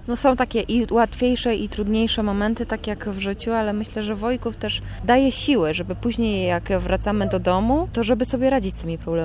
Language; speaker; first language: Polish; native; Polish